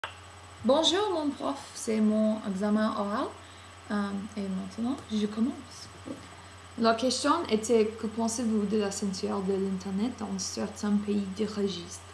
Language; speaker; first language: French; non-native, learner; English